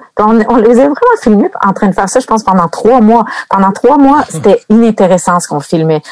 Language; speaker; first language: French; native; French